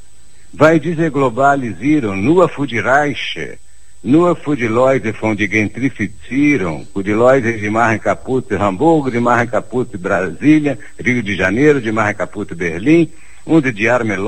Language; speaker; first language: German; non-native, fluent; Portuguese